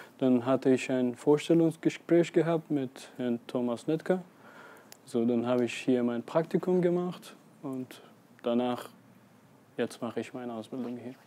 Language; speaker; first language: German; non-native, fluent; Persian